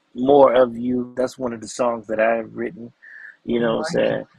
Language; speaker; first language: English; native; English